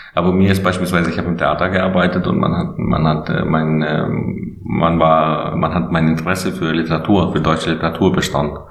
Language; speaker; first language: German; non-native, fluent; Albanian